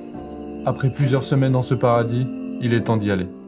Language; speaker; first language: French; native; French